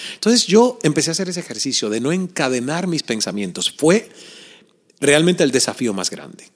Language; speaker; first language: Spanish; native; Spanish